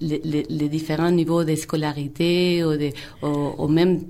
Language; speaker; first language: French; non-native, fluent; Spanish